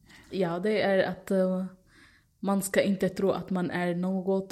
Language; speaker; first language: Swedish; non-native, fluent; Arabic